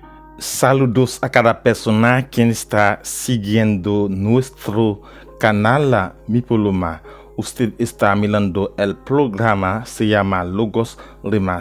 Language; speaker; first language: Spanish; non-native, learner; Haitian Creole